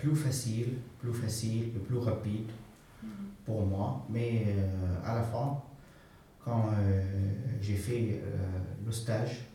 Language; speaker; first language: French; non-native, fluent; Arabic